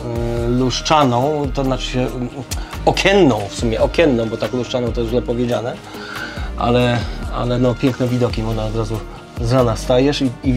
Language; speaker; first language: Polish; native; Polish